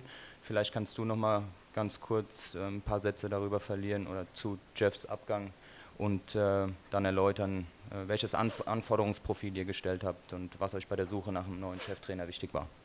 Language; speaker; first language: German; native; German